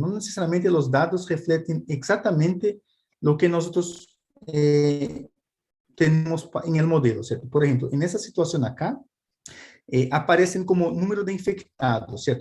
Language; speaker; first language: Spanish; non-native, fluent; Portuguese